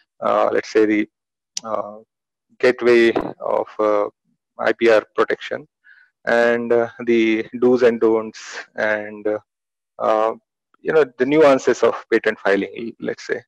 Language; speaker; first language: English; non-native, local second language; Marathi